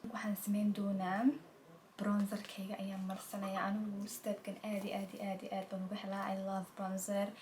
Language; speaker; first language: Somali; early bilingual, heritage; Somali